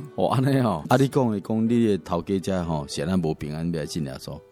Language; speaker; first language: Min Nan Chinese; native; Min Nan Chinese